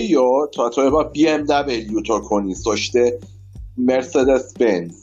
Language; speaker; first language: Japanese; non-native, learner; Persian